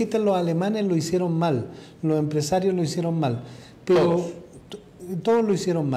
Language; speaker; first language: Spanish; native; Spanish